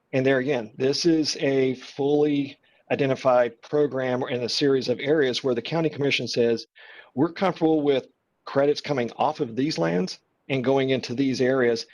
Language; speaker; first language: English; native; English